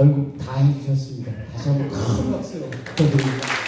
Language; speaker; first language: Korean; native; Korean